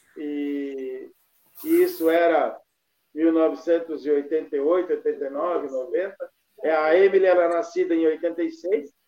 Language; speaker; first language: Portuguese; native; Portuguese